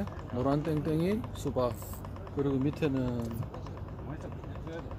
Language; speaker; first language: Korean; native; Korean